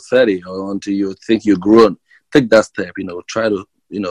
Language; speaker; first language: English; non-native, local second language; Igbo